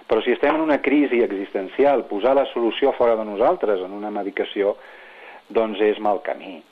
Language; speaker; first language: Catalan; non-native, local second language; Spanish